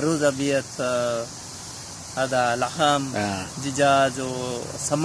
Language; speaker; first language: Arabic; non-native, learner; Bangla